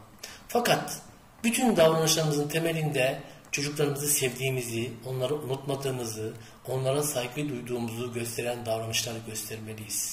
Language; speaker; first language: Turkish; native; Turkish